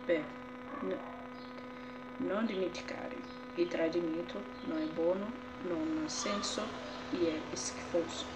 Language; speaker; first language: Italian; non-native, learner; Portuguese